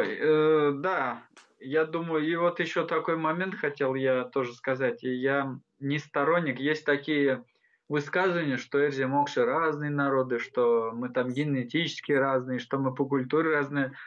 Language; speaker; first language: Russian; non-native, local second language; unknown